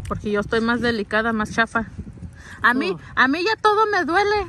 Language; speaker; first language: Spanish; early bilingual, heritage; Spanish